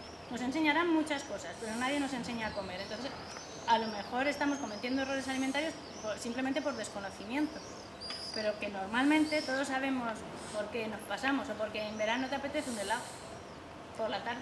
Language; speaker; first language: Spanish; native; Spanish